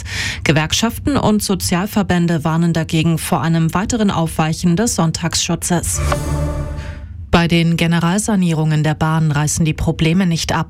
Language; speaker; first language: German; native; German